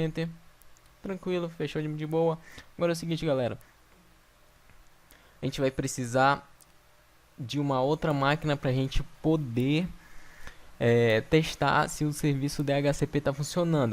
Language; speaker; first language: Portuguese; native; Portuguese